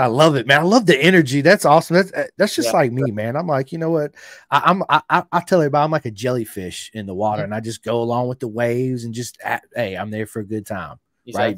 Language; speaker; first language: English; native; English